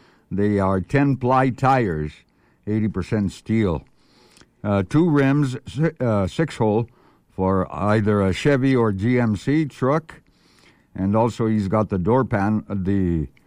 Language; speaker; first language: English; early bilingual, other home language; Spanish